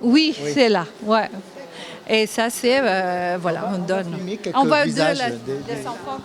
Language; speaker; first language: French; non-native, fluent; Japanese